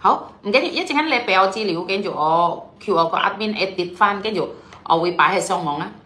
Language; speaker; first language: Cantonese; non-native, fluent; Indonesian